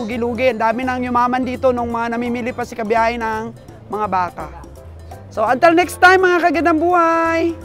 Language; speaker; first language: Filipino; non-native, local second language; Aklanon